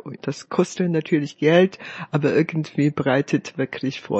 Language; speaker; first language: German; non-native, fluent; Chinese